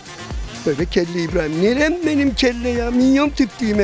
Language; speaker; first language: Turkish; native; Turkish